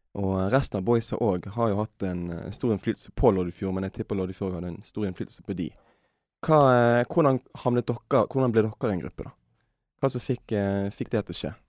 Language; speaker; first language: Norwegian; native; Norwegian